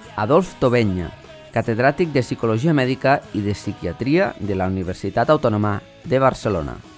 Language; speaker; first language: Catalan; native; Catalan